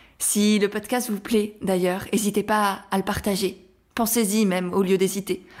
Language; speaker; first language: French; native; French